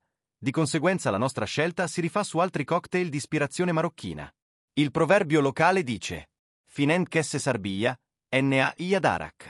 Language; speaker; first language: Italian; native; Italian